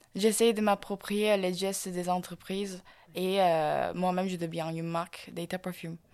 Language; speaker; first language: French; non-native, fluent; Korean